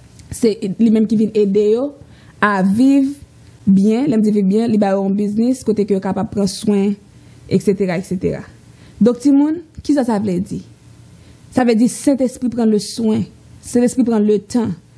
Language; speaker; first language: French; native; French